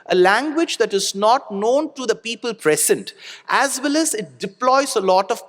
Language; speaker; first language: English; non-native, local second language; Tamil